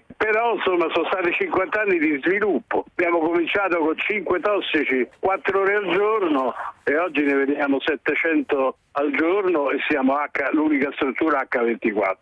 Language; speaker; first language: Italian; native; Italian